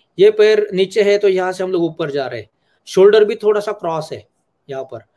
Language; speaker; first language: Hindi; non-native, local second language; Marathi